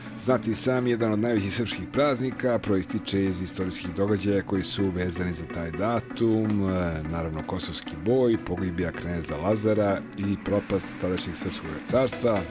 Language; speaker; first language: Serbian; native; Serbian